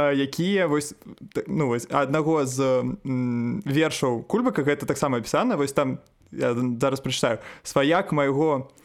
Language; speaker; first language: Belarusian; native; Belarusian